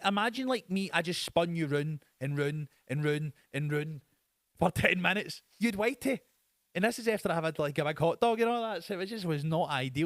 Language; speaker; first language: English; native; English